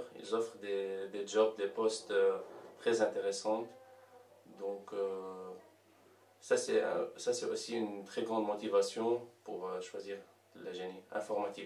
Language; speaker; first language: French; non-native, local second language; Arabic